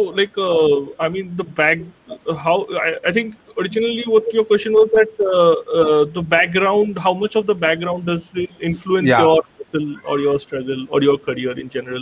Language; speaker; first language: English; non-native, local second language; Bangla